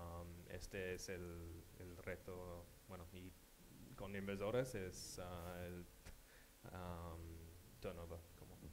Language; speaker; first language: Spanish; non-native, fluent; English